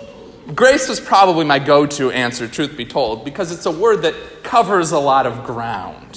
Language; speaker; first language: English; native; English